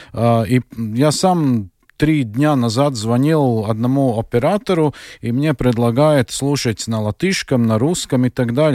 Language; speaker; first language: Russian; non-native, local second language; Latvian